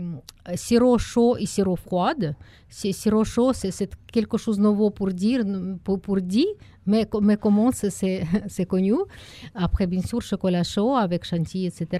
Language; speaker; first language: French; non-native, learner; Russian